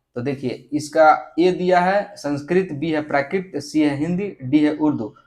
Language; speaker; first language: Hindi; native; Hindi